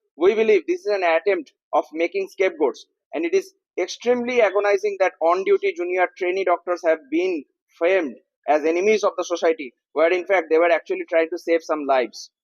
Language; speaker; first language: English; non-native, local second language; Bangla